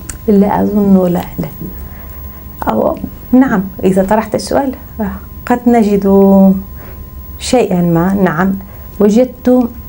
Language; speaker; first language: Arabic; non-native, fluent; Spanish